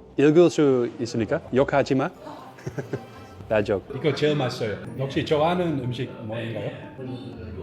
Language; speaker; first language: Korean; non-native, learner; Dutch